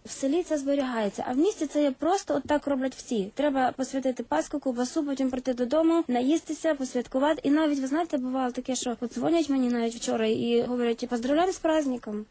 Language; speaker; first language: Ukrainian; native; Ukrainian